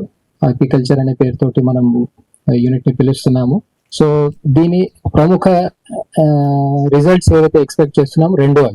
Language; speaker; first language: Telugu; native; Telugu